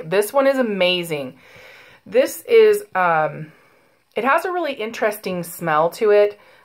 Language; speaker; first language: English; native; English